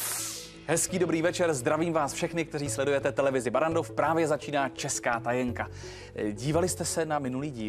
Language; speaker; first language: Czech; native; Czech